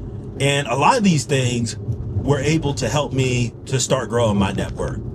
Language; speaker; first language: English; native; English